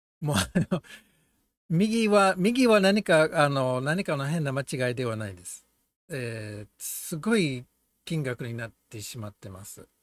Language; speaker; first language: Japanese; non-native, fluent; English